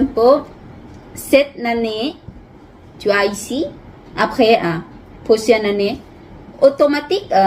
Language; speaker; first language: French; non-native, learner; Lao